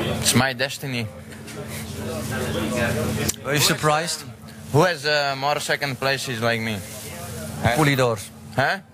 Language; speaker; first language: English; non-native, learner; Slovak